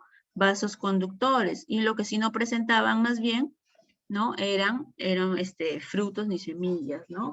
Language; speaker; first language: Spanish; native; Spanish